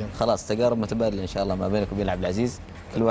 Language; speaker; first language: Arabic; native; Arabic